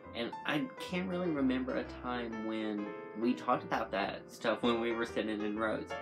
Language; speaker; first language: English; native; English